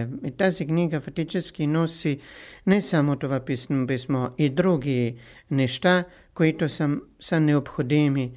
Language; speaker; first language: Bulgarian; non-native, fluent; Italian